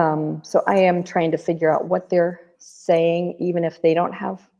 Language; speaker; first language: English; native; English